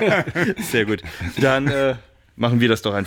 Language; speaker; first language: German; native; German